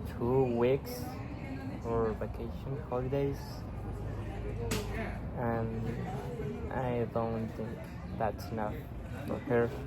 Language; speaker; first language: English; non-native, learner; Spanish